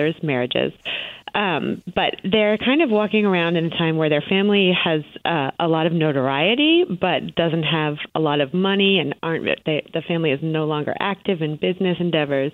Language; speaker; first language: English; native; English